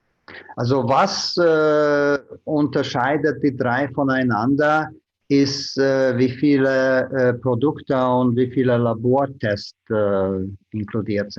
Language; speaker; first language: German; non-native, fluent; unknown